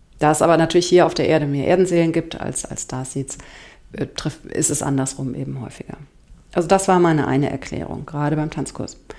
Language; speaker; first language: German; native; German